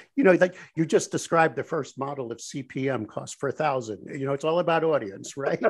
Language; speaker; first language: English; native; English